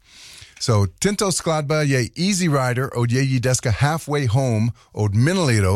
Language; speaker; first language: Czech; non-native, learner; English